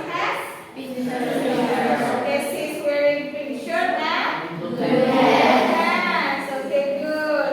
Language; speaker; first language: English; non-native, fluent; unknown